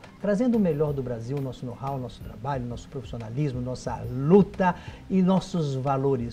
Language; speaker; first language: Portuguese; native; Portuguese